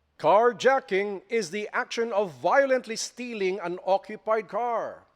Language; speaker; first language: English; non-native, local second language; Filipino